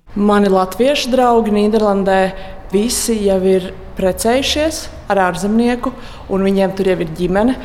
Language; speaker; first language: Latvian; native; Latvian